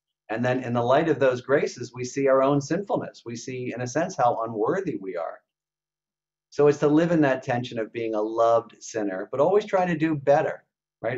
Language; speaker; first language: English; native; English